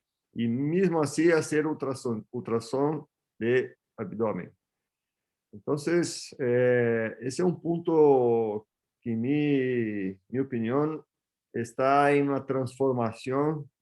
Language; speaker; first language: Spanish; non-native, fluent; Portuguese